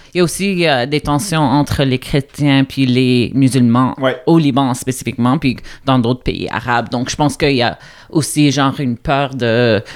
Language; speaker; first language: French; non-native, local second language; English